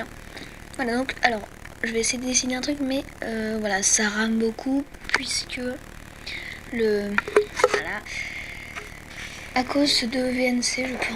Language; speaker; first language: French; native; French